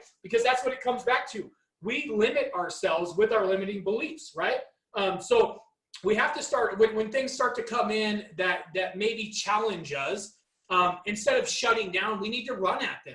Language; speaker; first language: English; native; English